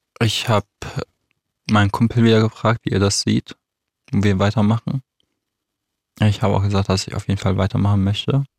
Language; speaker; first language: German; non-native, fluent; Arabic